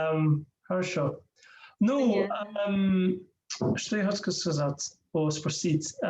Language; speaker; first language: Russian; non-native, learner; English